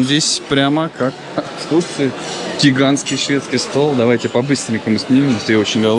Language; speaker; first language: Russian; native; Russian